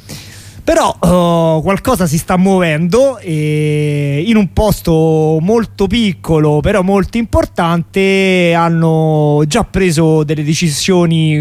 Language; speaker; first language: Italian; native; Italian